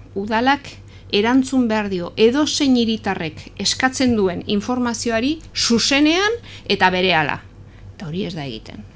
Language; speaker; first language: Basque; non-native, local second language; Spanish